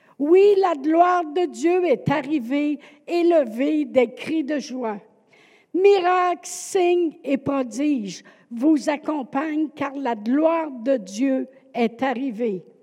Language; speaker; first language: French; native; French